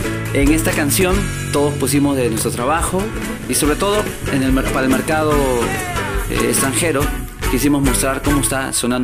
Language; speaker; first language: Spanish; native; Spanish